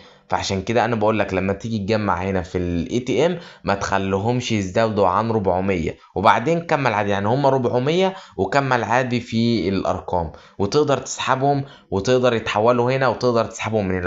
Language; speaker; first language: Arabic; native; Arabic